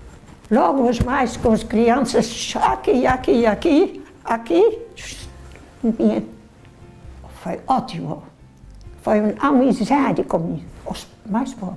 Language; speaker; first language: Portuguese; non-native, learner; Dutch